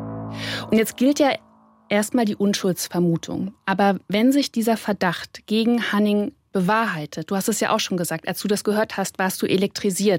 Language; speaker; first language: German; native; German